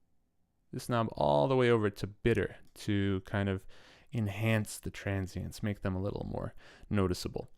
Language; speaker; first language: English; native; English